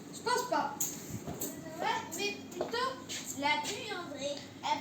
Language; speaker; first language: French; native; French